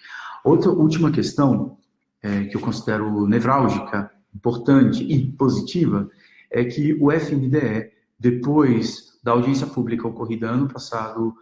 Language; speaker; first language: Portuguese; native; Portuguese